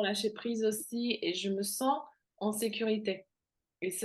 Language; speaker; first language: French; non-native, fluent; Slovak